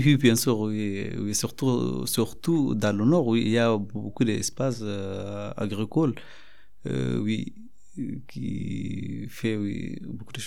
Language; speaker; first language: French; non-native, learner; Arabic